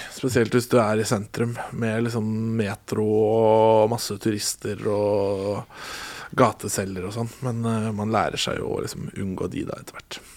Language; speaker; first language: Norwegian; native; Norwegian